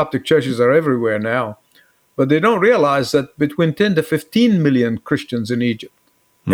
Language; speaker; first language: English; native; English